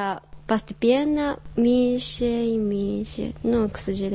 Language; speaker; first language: Russian; non-native, learner; Japanese